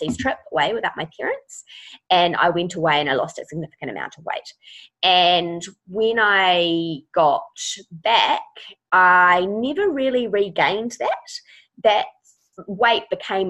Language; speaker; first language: English; native; English